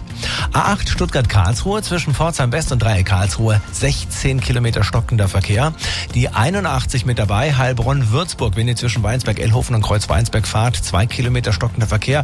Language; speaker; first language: German; native; German